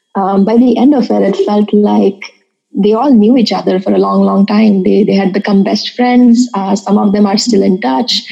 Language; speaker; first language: English; non-native, local second language; Marathi